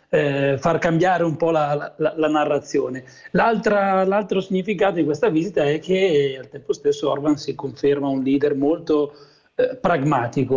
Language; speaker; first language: Italian; native; Italian